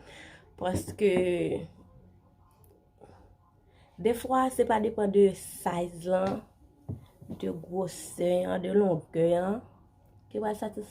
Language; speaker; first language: French; non-native, learner; Haitian Creole